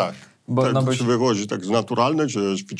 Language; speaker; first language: Polish; non-native, fluent; Italian